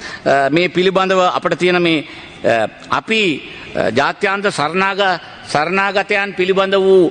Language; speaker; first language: Sinhala; non-native, local second language; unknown